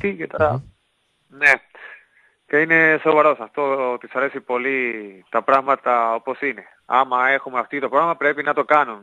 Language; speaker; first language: Greek; non-native, fluent; Spanish